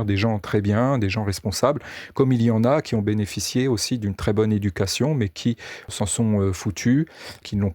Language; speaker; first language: French; native; French